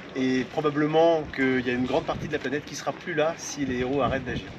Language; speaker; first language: French; native; French